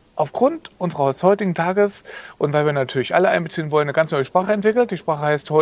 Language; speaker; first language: German; native; German